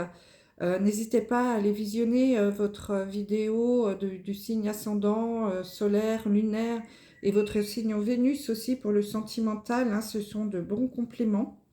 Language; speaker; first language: French; native; French